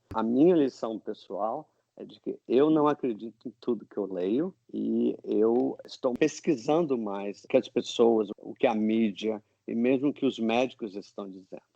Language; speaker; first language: Portuguese; non-native, fluent; English